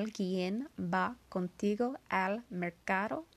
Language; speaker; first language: Spanish; non-native, learner; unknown